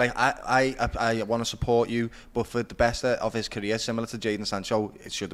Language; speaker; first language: English; native; English